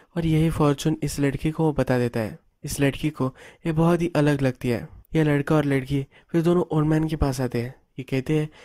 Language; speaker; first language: Hindi; native; Hindi